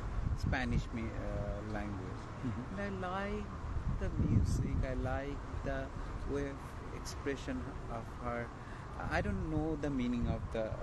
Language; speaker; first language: English; non-native, learner; Bangla